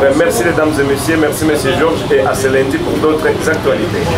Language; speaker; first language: French; non-native, local second language; Lingala